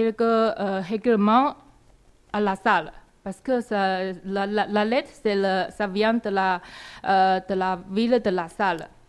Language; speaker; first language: French; non-native, learner; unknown